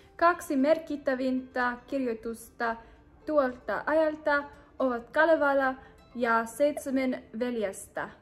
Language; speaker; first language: Finnish; non-native, learner; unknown